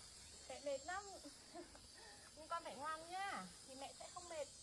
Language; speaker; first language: Vietnamese; native; Vietnamese